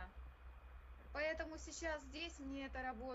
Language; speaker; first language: Russian; native; Russian